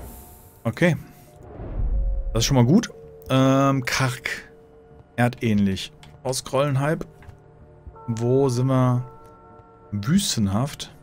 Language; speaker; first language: German; native; German